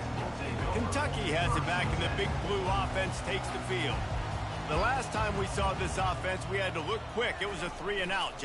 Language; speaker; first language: English; native; English